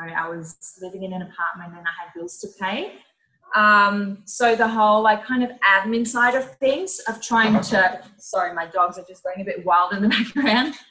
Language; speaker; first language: English; non-native, fluent; Dutch